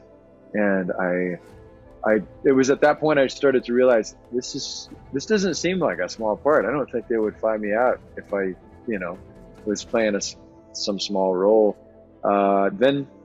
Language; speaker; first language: English; native; English